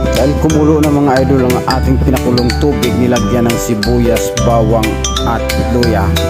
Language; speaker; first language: Filipino; non-native, local second language; Cebuano